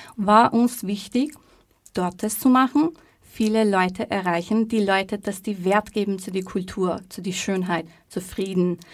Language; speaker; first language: German; non-native, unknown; Persian